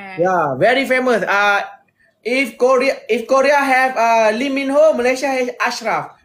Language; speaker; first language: English; non-native, learner; Malay